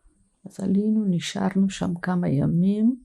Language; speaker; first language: Hebrew; non-native, fluent; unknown